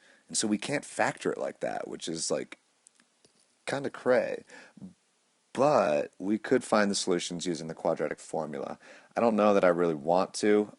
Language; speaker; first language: English; native; English